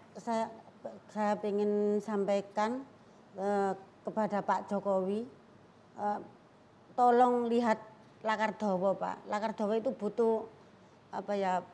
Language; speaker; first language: Indonesian; non-native, local second language; Javanese